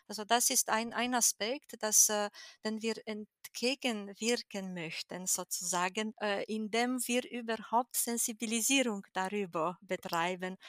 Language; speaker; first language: German; non-native, fluent; Romanian